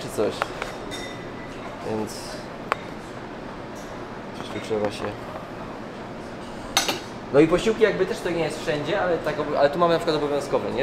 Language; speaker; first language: Polish; native; Polish